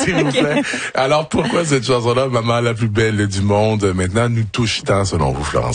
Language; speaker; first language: French; native; French